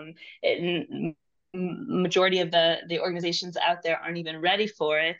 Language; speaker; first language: English; native; English